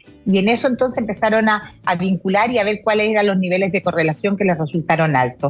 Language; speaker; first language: Spanish; native; Spanish